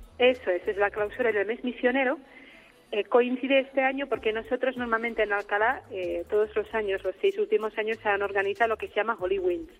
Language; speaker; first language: Spanish; non-native, fluent; Czech